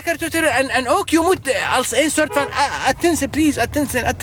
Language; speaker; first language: Dutch; non-native, learner; Arabic